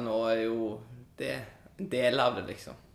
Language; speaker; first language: Norwegian; native; Norwegian